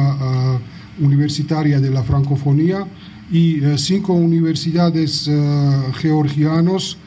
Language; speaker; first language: Spanish; non-native, fluent; Georgian